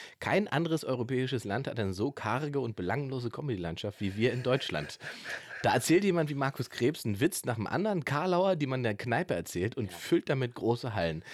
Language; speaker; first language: German; native; German